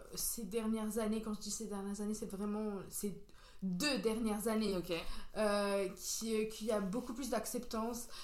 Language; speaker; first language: French; non-native, local second language; Kabyle